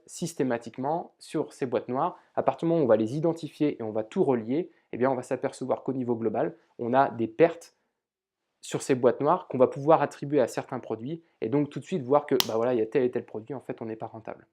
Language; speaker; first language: French; native; French